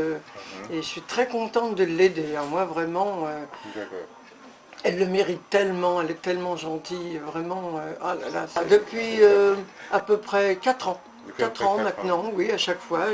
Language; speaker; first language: French; native; French